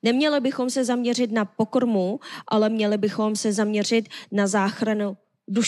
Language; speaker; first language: Czech; non-native, learner; Korean